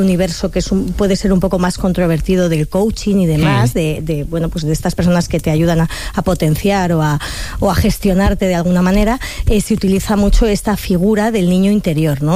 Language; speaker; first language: Spanish; native; Spanish